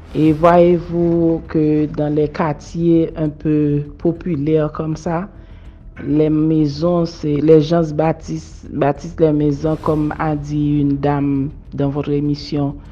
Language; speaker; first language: French; non-native, local second language; Haitian Creole